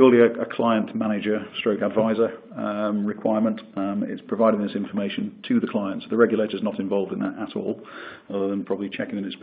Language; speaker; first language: English; native; English